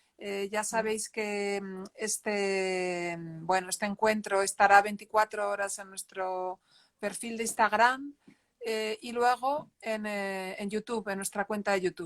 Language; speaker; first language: Spanish; native; Spanish